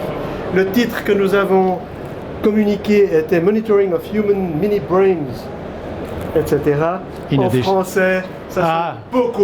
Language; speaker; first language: French; native; French